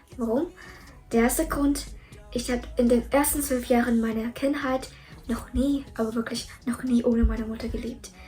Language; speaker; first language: German; early bilingual, other home language; Vietnamese